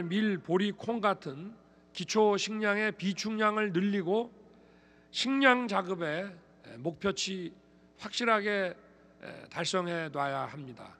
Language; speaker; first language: Korean; native; Korean